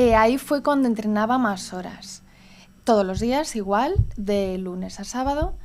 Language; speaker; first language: Spanish; early bilingual, heritage; Spanish